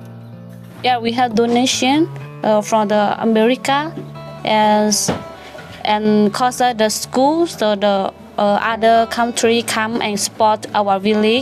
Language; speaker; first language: English; non-native, learner; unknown